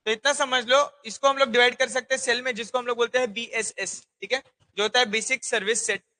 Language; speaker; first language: Hindi; non-native, local second language; Marathi